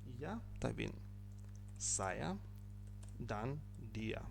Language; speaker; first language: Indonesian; non-native, fluent; Ukrainian